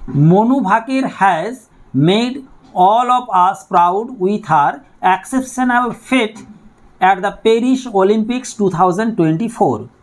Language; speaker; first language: English; non-native, local second language; Bangla